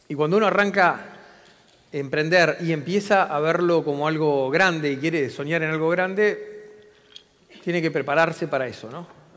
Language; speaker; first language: Spanish; native; Spanish